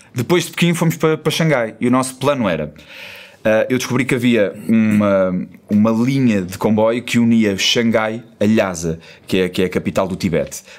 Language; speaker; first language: Portuguese; native; Portuguese